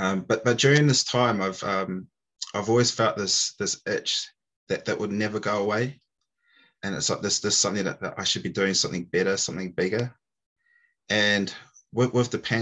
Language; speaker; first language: English; native; English